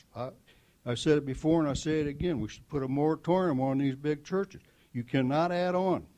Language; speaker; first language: English; native; English